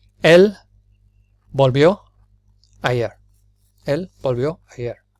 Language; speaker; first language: Spanish; non-native, fluent; English